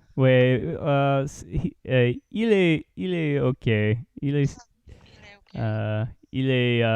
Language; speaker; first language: French; non-native, learner; English